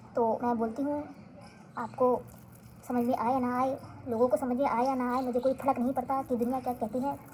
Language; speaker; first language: Hindi; native; Hindi